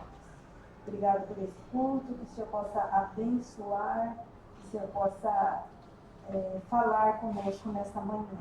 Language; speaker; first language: Portuguese; native; Portuguese